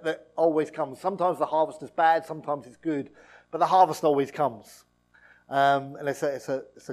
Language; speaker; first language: English; native; English